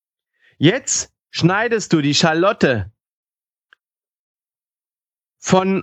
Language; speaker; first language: German; native; German